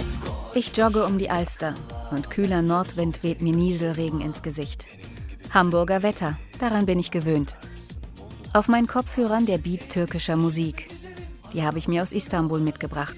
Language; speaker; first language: German; native; German